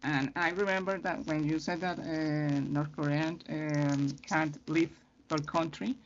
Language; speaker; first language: English; non-native, fluent; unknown